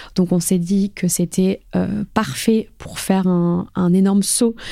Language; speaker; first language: French; native; French